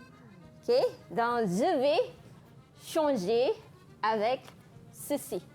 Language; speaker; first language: French; non-native, fluent; Malay